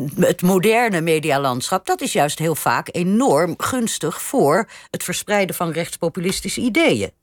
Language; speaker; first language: Dutch; native; Dutch